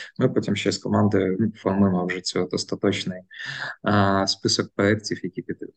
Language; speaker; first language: Ukrainian; non-native, local second language; Russian